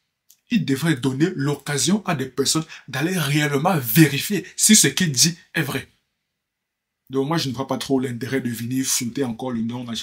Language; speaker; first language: French; native; French